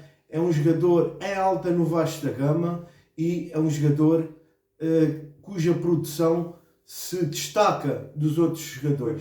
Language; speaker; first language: Portuguese; native; Portuguese